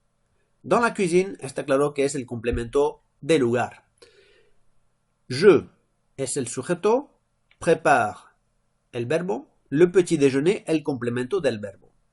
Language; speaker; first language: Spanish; non-native, fluent; French